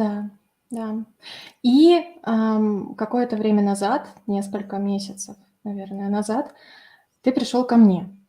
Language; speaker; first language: Russian; native; Russian